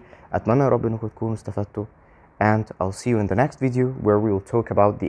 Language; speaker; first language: Arabic; native; Arabic